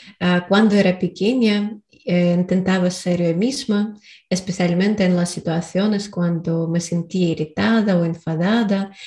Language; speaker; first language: Spanish; non-native, learner; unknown